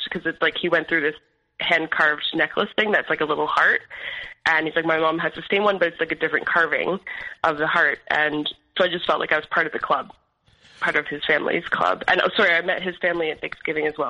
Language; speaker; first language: English; native; English